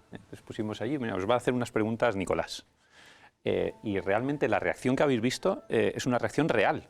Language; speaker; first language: Spanish; native; Spanish